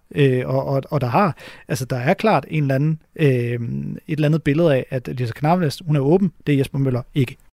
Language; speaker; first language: Danish; native; Danish